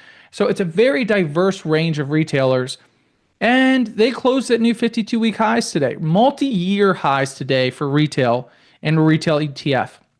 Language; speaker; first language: English; native; English